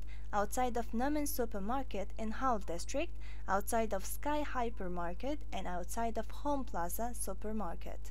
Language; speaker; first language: English; non-native, fluent; Mongolian